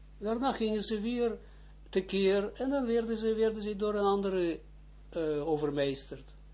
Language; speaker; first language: Dutch; non-native, fluent; Hebrew